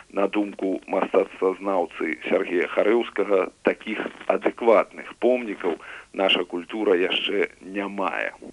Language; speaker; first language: Belarusian; native; Belarusian